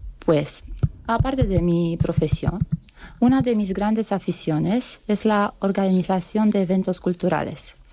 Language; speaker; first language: Spanish; non-native, fluent; Romanian